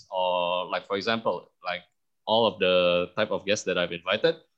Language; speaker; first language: English; early bilingual, other home language; Indonesian